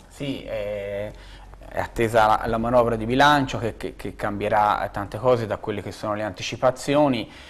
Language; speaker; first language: Italian; native; Italian